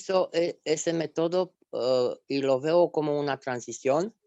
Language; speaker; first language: Spanish; non-native, fluent; Romanian